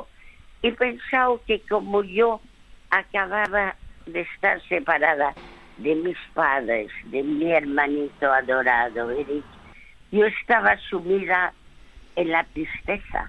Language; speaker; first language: Spanish; early bilingual, other home language; French